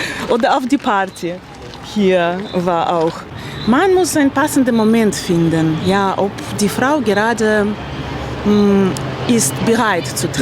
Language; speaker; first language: German; non-native, learner; Russian